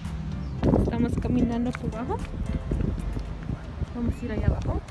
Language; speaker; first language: Spanish; early bilingual, heritage; Spanish